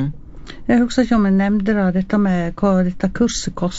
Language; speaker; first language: Norwegian; native; Norwegian